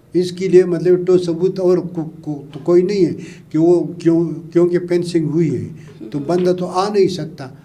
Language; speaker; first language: Urdu; non-native, local second language; Pashto